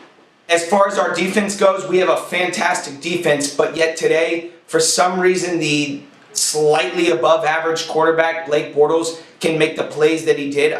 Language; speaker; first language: English; native; English